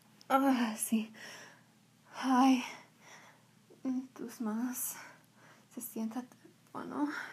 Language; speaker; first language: Spanish; non-native, learner; English